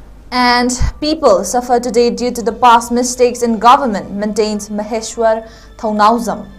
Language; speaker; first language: English; non-native, local second language; Manipuri